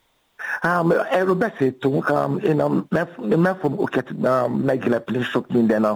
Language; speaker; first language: Hungarian; non-native, fluent; Yoruba